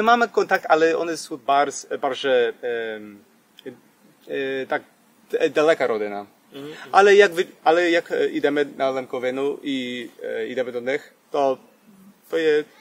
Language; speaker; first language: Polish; early bilingual, heritage; Polish